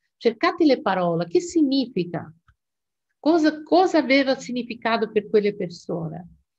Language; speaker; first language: Italian; non-native, fluent; Portuguese